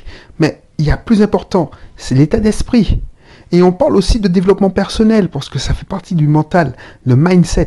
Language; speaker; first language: French; native; French